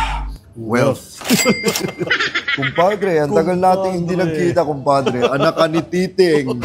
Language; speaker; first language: Filipino; native; Filipino